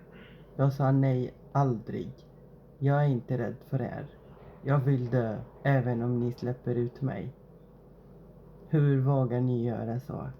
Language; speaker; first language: Swedish; non-native, fluent; Arabic